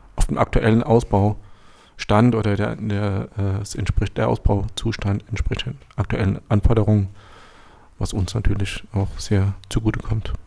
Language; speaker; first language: German; native; German